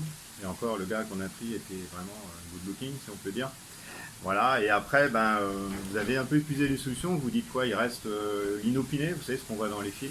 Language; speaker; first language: French; native; French